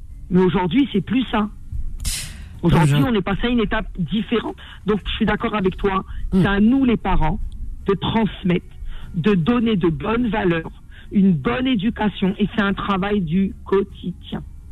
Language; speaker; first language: French; non-native, local second language; Arabic